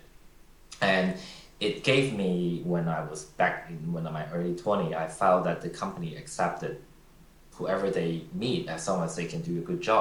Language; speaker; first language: English; non-native, local second language; Cantonese